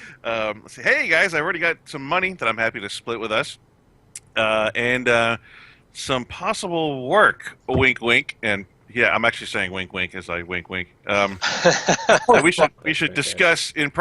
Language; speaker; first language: English; native; English